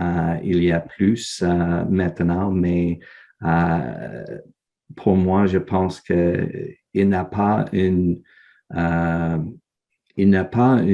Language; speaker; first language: French; non-native, learner; English